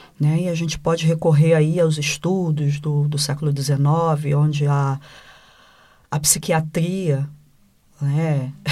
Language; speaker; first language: Portuguese; native; Portuguese